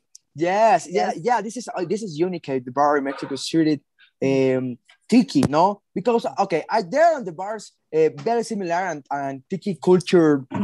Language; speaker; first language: English; non-native, learner; Spanish